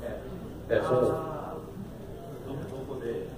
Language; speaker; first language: Japanese; non-native, learner; English